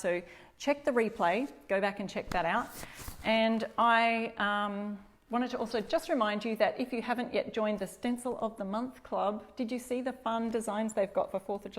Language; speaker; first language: English; native; English